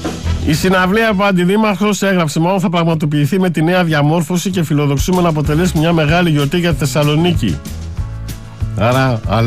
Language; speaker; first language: Greek; native; Greek